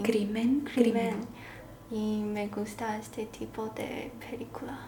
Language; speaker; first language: Spanish; non-native, learner; Chinese